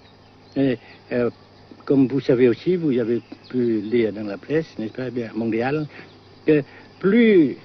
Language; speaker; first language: French; non-native, local second language; Vietnamese